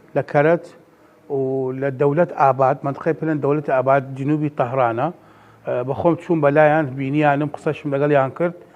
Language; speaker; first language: Central Kurdish; non-native, local second language; Southern Kurdish